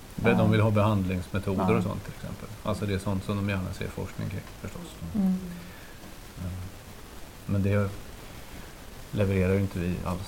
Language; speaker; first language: Swedish; native; Swedish